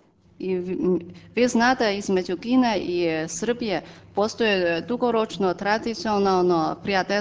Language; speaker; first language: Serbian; non-native, fluent; Chinese